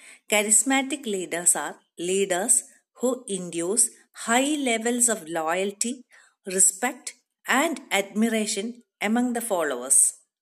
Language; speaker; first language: English; non-native, local second language; Malayalam